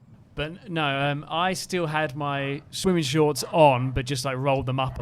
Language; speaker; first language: English; native; English